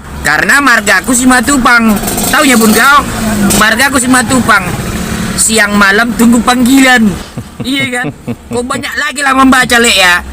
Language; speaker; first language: Indonesian; native; Indonesian